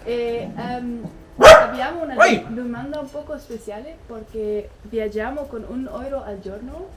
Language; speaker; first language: Italian; non-native, learner; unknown